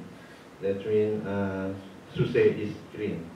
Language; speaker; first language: English; non-native, learner; Indonesian